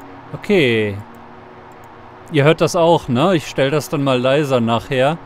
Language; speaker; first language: German; native; German